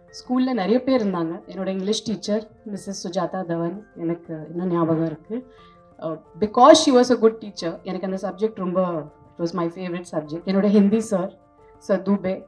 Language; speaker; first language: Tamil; non-native, fluent; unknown